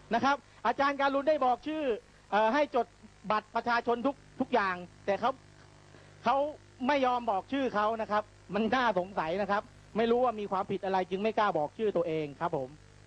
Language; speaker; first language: Thai; native; Thai